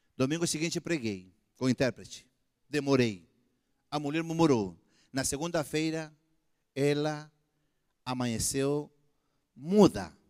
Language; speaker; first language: Portuguese; non-native, fluent; Spanish